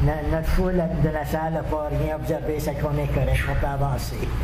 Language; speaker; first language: French; native; French